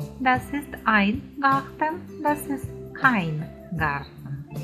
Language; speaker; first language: German; non-native, fluent; Ukrainian